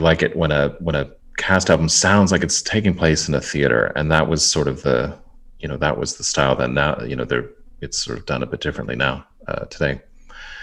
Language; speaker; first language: English; native; English